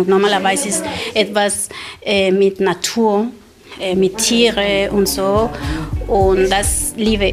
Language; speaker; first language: German; non-native, learner; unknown